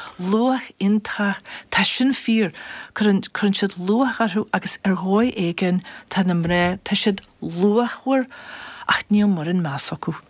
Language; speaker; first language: Irish; non-native, fluent; English